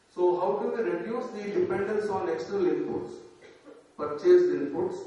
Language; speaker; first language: English; non-native, local second language; Telugu